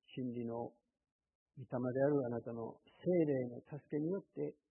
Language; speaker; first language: Japanese; non-native, fluent; English